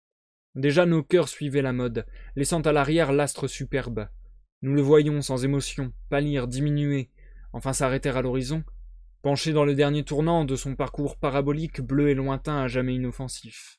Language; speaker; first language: French; native; French